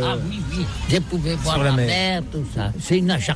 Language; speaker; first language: French; non-native, learner; Catalan